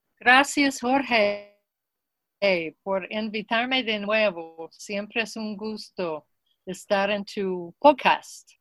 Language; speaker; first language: Spanish; non-native, fluent; English